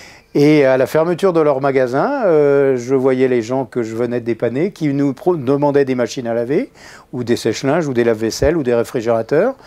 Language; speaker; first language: French; native; French